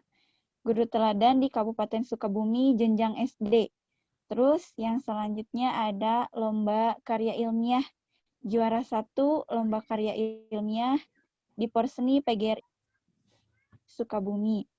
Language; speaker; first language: Indonesian; native; Indonesian